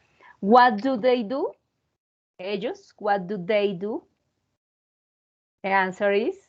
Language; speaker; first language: English; non-native, learner; Spanish